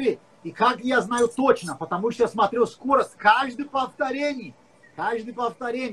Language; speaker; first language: Russian; non-native, learner; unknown